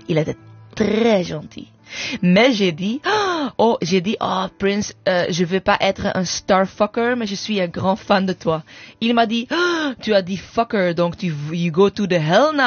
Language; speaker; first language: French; non-native, fluent; English